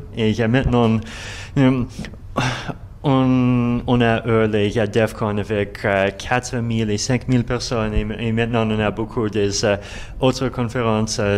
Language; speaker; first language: French; non-native, learner; Russian